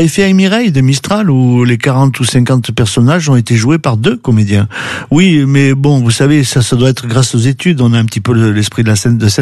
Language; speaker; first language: French; native; French